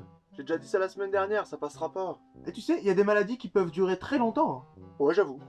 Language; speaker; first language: French; native; French